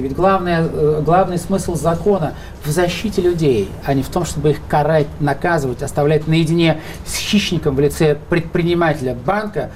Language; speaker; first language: Russian; native; Russian